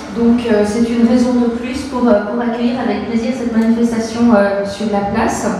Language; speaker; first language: French; native; French